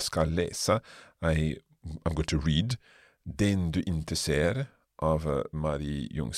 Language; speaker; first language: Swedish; non-native, learner; English